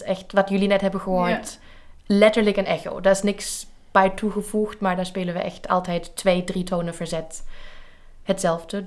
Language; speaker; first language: Dutch; native; Dutch